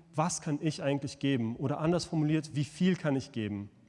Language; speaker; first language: German; early bilingual, other home language; Lithuanian